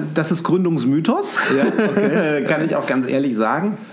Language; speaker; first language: German; native; German